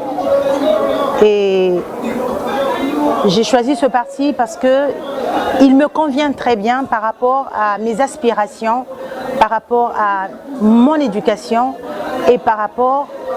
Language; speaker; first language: French; non-native, local second language; Lingala